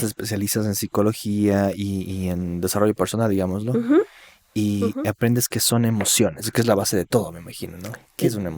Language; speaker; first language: Spanish; native; Spanish